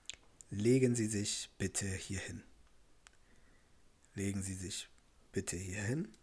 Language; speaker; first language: German; non-native, fluent; Tigrinya